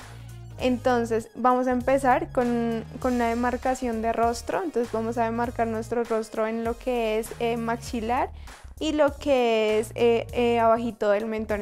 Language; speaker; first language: Spanish; native; Spanish